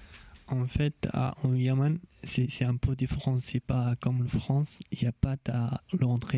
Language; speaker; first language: French; non-native, fluent; Arabic